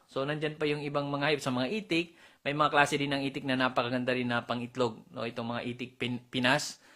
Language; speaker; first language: Filipino; non-native, local second language; Cebuano